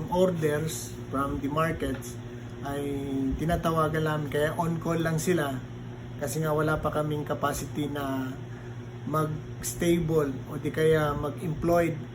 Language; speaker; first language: Filipino; non-native, local second language; Maguindanaon